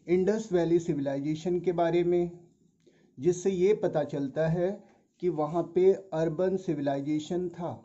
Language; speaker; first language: Hindi; native; Hindi